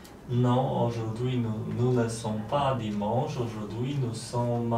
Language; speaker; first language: French; non-native, learner; Polish